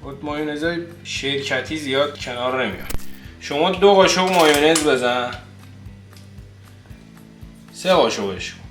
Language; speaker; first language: Persian; native; Persian